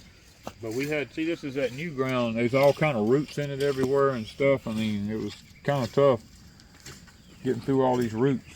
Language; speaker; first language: English; native; English